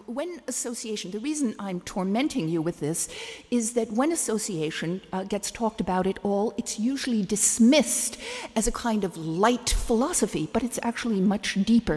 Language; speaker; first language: English; native; English